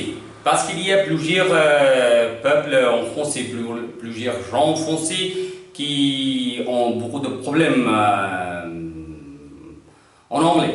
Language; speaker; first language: French; non-native, learner; Hindi